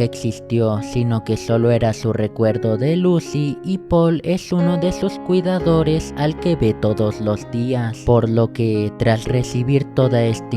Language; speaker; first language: Spanish; native; Spanish